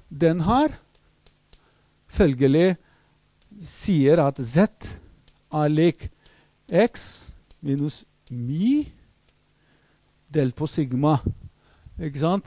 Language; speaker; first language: Norwegian; non-native, fluent; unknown